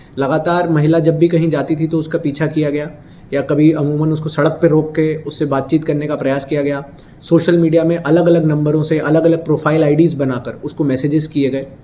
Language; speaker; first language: Hindi; native; Hindi